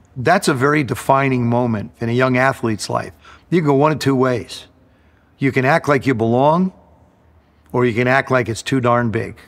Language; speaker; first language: English; native; English